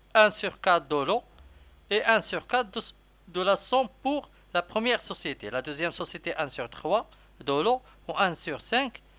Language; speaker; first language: French; non-native, local second language; Arabic